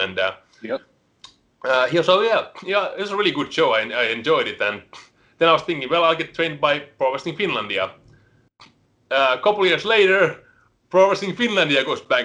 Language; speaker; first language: English; non-native, fluent; Finnish